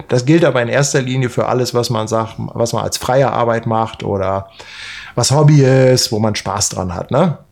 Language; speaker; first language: German; native; German